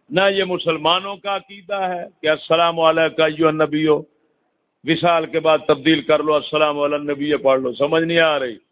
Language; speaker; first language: Urdu; non-native, local second language; Punjabi